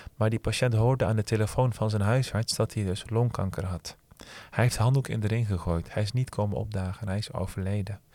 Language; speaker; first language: Dutch; early bilingual, other home language; Turkish